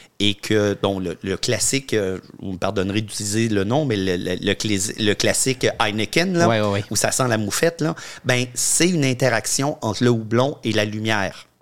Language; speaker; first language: French; native; French